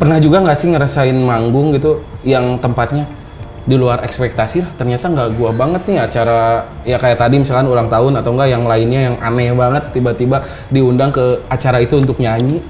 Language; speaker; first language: Indonesian; native; Indonesian